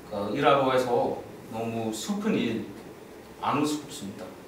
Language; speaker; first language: Korean; non-native, learner; English